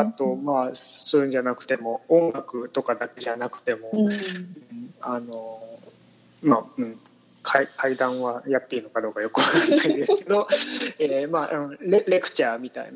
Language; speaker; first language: Japanese; native; Japanese